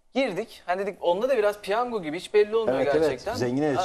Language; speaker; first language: Turkish; native; Turkish